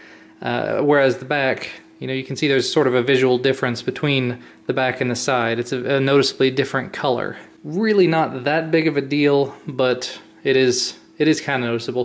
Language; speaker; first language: English; native; English